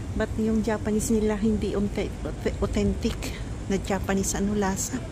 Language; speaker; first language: Filipino; native; Filipino